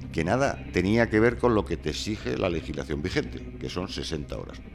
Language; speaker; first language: Spanish; native; Spanish